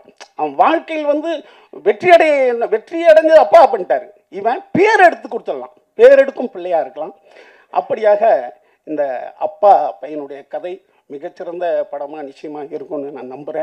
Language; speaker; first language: Tamil; native; Tamil